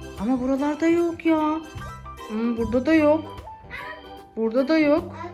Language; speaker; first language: Turkish; native; Turkish